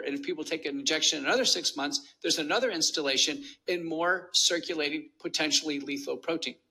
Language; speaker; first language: English; native; English